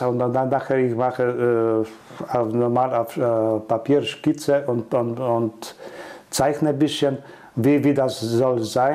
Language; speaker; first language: German; non-native, learner; Polish